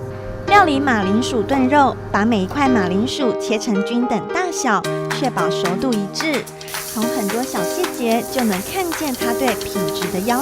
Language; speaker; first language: Chinese; native; Chinese